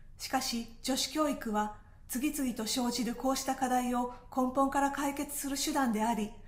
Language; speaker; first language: Japanese; native; Japanese